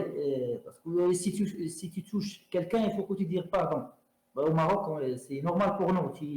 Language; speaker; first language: French; non-native, local second language; Arabic